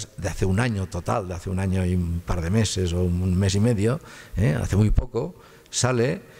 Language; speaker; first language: Spanish; native; Spanish